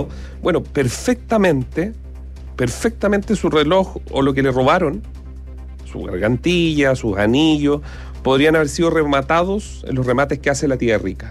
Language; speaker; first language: Spanish; native; Spanish